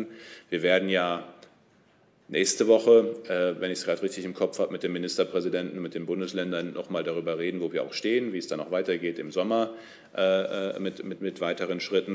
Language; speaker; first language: German; native; German